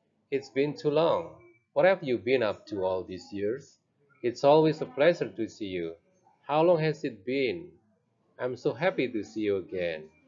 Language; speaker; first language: English; non-native, fluent; Indonesian